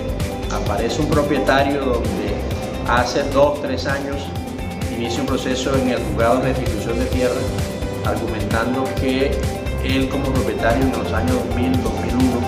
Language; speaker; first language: Spanish; native; Spanish